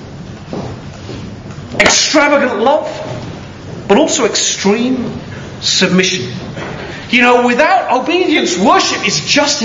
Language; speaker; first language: English; native; English